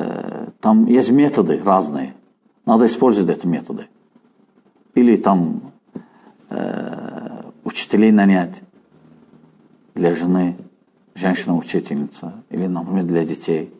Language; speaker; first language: Russian; non-native, fluent; Azerbaijani